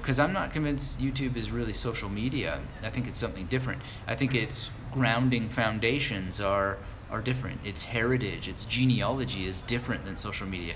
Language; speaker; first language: English; native; English